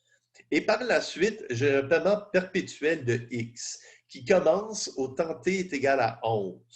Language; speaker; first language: French; native; French